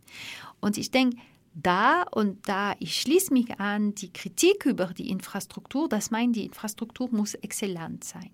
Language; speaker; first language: German; non-native, fluent; French